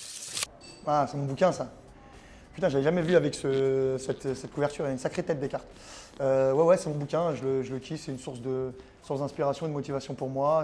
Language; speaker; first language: French; native; French